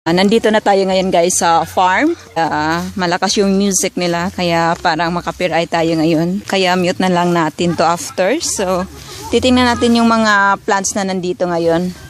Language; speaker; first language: Filipino; non-native, local second language; Cebuano